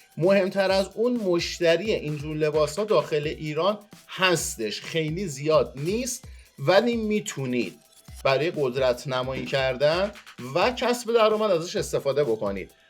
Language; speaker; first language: Persian; non-native, local second language; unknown